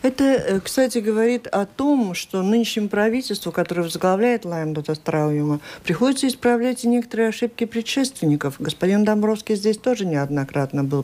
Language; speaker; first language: Russian; native; Russian